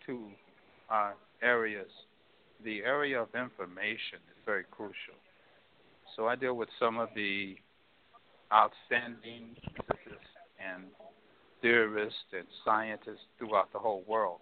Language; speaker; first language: English; native; English